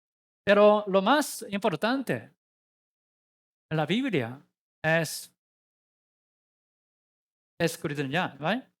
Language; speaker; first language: Spanish; non-native, learner; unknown